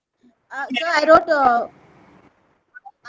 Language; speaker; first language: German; non-native, learner; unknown